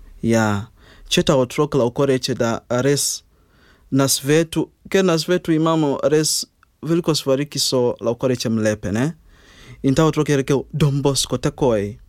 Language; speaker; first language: Slovenian; non-native, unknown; Ganda